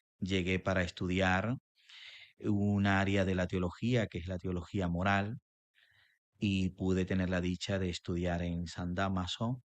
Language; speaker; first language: Spanish; native; Spanish